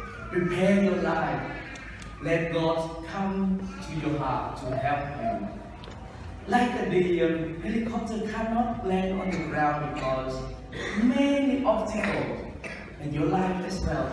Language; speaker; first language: English; non-native, fluent; Vietnamese